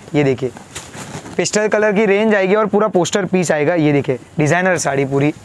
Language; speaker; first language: Hindi; non-native, local second language; Gujarati